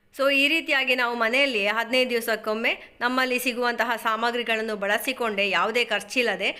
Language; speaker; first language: Kannada; non-native, local second language; Tulu